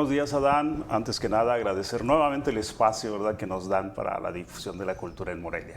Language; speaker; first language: Spanish; native; Spanish